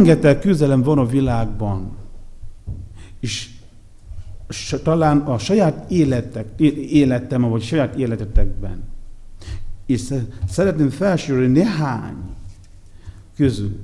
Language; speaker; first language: Hungarian; non-native, fluent; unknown